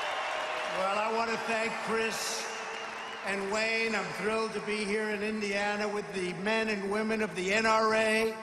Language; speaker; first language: English; native; English